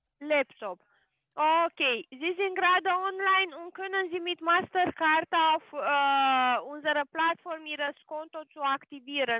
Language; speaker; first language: German; non-native, learner; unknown